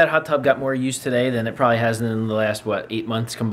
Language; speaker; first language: English; native; English